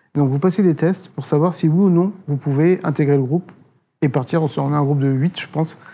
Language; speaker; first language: French; native; French